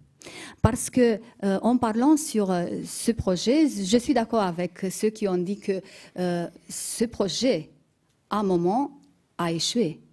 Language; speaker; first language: French; non-native, fluent; Romanian